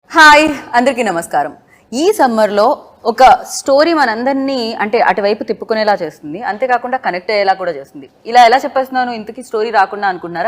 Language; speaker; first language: Telugu; native; Telugu